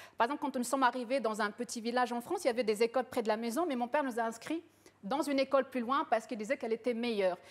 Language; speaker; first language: French; early bilingual, other home language; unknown